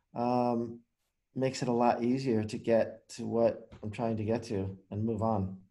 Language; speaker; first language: English; native; English